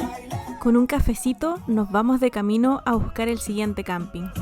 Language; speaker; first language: Spanish; native; Spanish